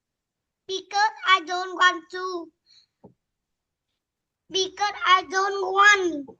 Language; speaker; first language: English; non-native, learner; Vietnamese